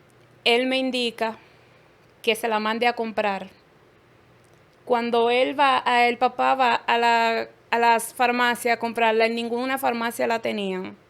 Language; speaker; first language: Spanish; native; Spanish